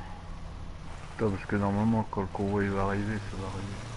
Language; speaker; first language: French; native; French